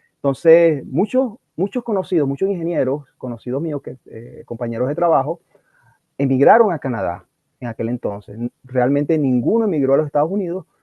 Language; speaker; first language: Spanish; native; Spanish